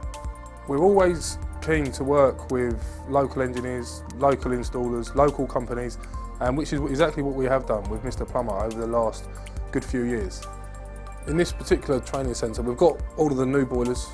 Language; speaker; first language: English; native; English